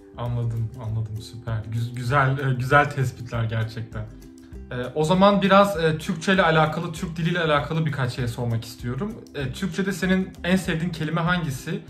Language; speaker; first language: Turkish; native; Turkish